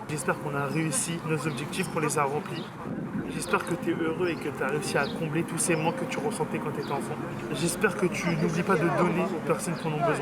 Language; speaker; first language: French; native; French